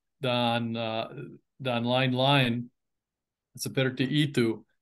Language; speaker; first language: Indonesian; non-native, fluent; English